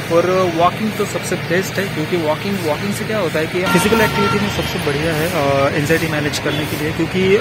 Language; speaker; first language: Hindi; non-native, local second language; Marathi